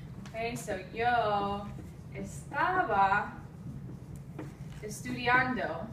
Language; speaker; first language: Spanish; non-native, fluent; English